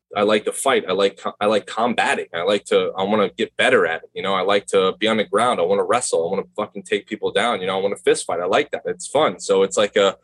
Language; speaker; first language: English; native; English